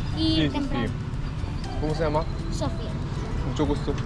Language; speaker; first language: Spanish; non-native, learner; Korean